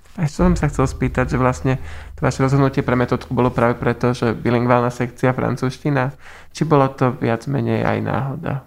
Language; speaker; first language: Slovak; native; Slovak